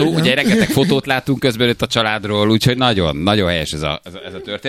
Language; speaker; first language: Hungarian; native; Hungarian